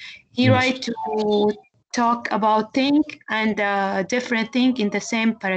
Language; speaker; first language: English; non-native, learner; Arabic